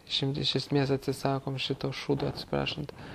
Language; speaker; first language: Lithuanian; native; Lithuanian